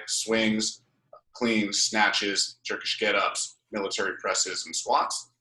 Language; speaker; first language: English; native; English